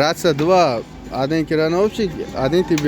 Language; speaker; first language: Russian; non-native, learner; Uzbek